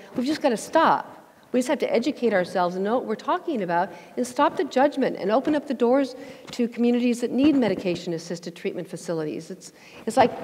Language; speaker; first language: English; native; English